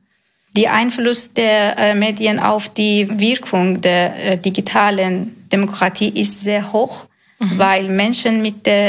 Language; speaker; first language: German; non-native, learner; Persian